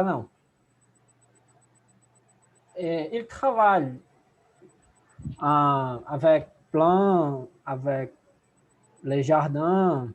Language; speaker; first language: French; non-native, learner; Portuguese